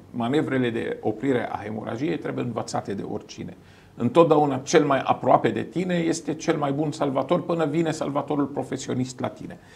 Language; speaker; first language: Romanian; non-native, fluent; Arabic